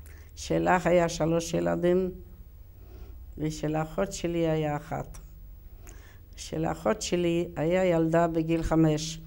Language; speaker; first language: Hebrew; non-native, learner; Yiddish